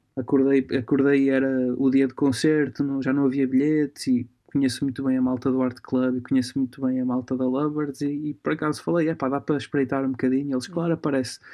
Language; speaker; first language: Portuguese; early bilingual, other home language; Romanian